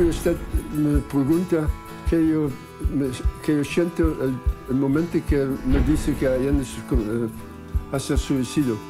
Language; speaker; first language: Spanish; non-native, learner; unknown